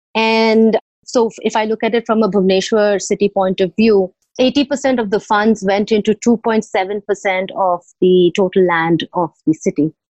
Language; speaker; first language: English; non-native, local second language; Odia